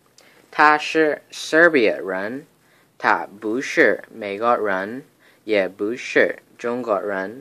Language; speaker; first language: Chinese; non-native, learner; English